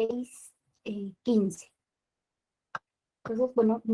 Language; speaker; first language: Spanish; native; Spanish